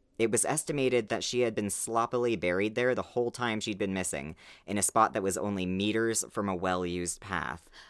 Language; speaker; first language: English; native; English